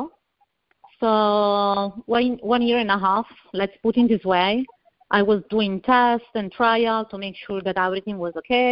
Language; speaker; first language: English; non-native, fluent; Italian